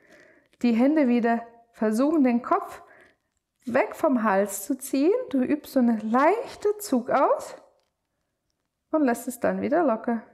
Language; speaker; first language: German; native; German